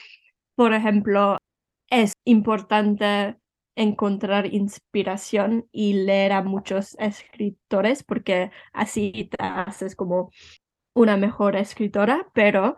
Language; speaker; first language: Spanish; early bilingual, heritage; Spanish